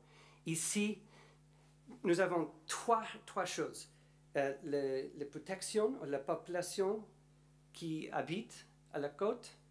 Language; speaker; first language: French; non-native, learner; English